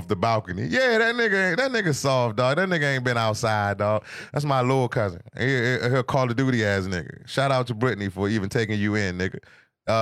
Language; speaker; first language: English; native; English